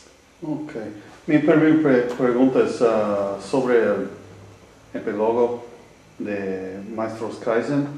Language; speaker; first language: Spanish; non-native, learner; English